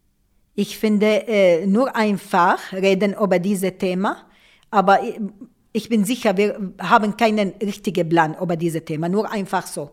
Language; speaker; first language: German; non-native, local second language; Arabic